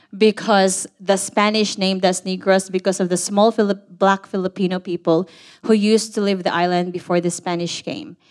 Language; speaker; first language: English; non-native, local second language; Cebuano